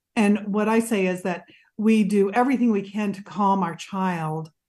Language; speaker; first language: English; native; English